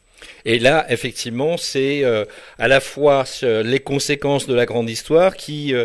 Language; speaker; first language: French; native; French